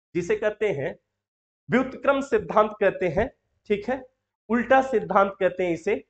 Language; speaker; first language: Hindi; native; Hindi